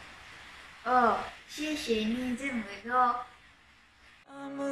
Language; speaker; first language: Chinese; non-native, learner; Malay